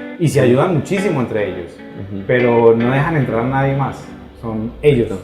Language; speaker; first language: Spanish; native; Spanish